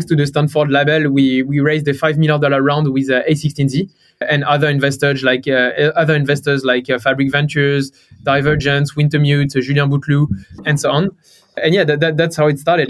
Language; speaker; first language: English; non-native, fluent; French